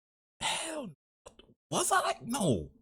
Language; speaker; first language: English; native; English